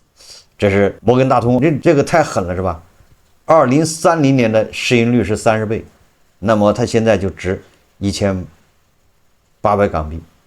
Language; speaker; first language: Chinese; native; Chinese